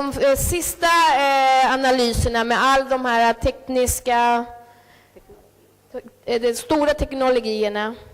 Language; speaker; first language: Swedish; early bilingual, other home language; Spanish